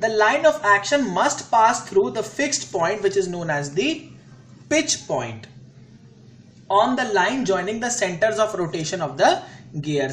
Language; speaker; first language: English; non-native, local second language; Hindi